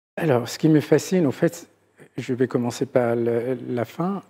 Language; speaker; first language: French; non-native, local second language; Arabic